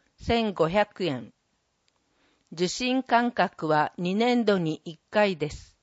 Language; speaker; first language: Japanese; native; Japanese